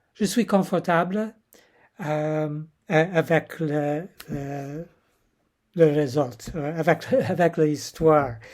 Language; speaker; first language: French; non-native, learner; English